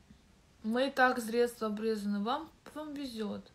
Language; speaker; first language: Russian; native; Russian